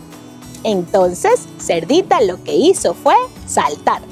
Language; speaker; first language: Spanish; native; Spanish